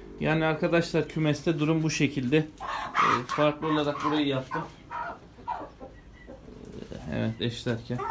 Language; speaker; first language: Turkish; native; Turkish